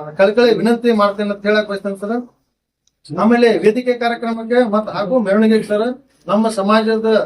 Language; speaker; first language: Kannada; non-native, local second language; Lambadi